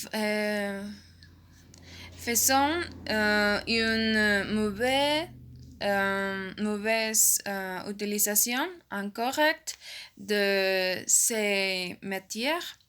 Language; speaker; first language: French; non-native, learner; Spanish